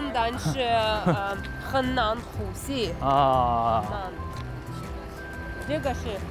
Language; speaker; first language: Chinese; non-native, learner; Russian